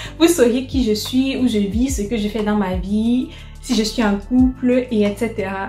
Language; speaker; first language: French; native; French